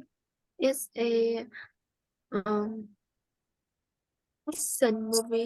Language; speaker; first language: English; non-native, learner; Vietnamese